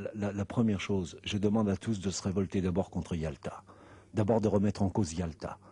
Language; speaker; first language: French; non-native, fluent; Spanish